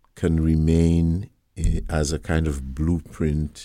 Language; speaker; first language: English; non-native, local second language; Krio